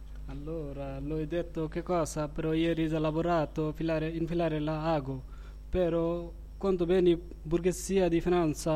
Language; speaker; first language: Italian; non-native, learner; Bangla